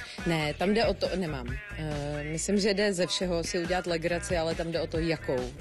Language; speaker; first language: Czech; native; Czech